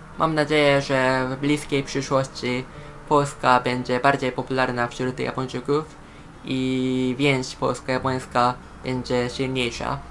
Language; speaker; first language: Polish; non-native, fluent; Japanese